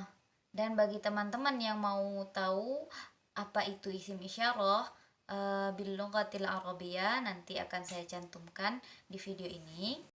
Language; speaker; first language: Indonesian; native; Indonesian